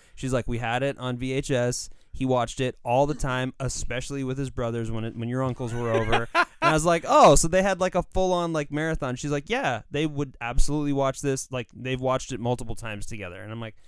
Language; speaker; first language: English; early bilingual, other home language; Spanish